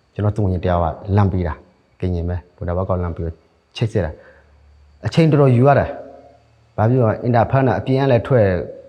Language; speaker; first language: Burmese; native; Burmese